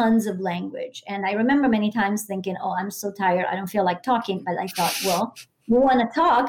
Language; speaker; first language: English; non-native, fluent; Italian